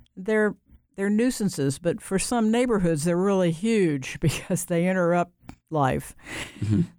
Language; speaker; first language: English; native; English